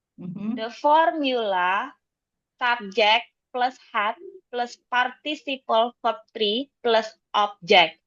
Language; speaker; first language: English; non-native, learner; Indonesian